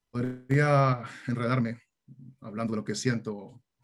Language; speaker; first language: Spanish; native; Spanish